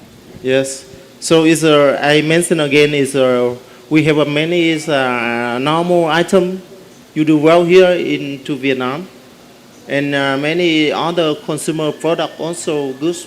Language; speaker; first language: English; non-native, learner; Vietnamese